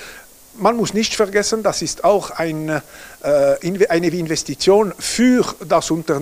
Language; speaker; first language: German; non-native, local second language; French